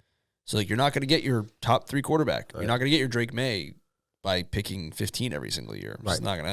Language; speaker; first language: English; native; English